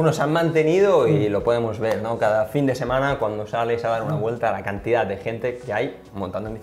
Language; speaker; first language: Spanish; native; Spanish